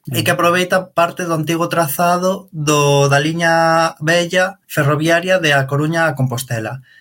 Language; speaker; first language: Galician; non-native, local second language; Spanish